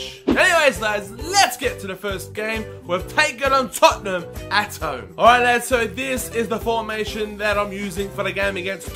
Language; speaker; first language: English; native; English